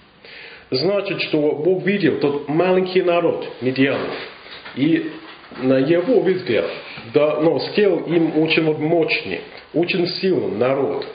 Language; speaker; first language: Russian; non-native, fluent; English